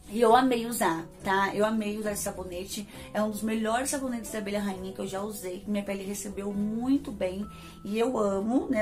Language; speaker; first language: Portuguese; native; Portuguese